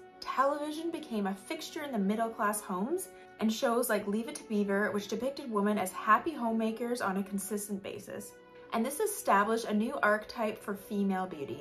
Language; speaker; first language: English; native; English